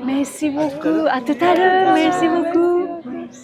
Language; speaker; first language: French; non-native, learner; Japanese